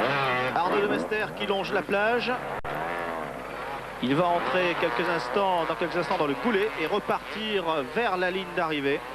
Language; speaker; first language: French; native; French